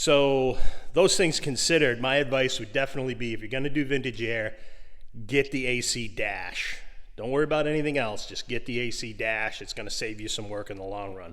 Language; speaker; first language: English; native; English